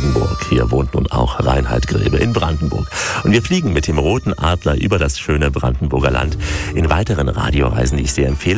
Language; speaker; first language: German; native; German